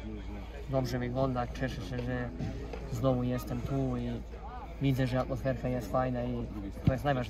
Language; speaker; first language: Polish; non-native, fluent; Serbian